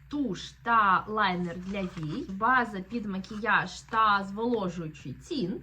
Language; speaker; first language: Ukrainian; native; Ukrainian